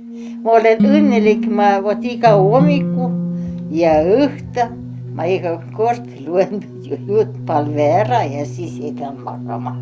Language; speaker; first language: Estonian; early bilingual, heritage; Estonian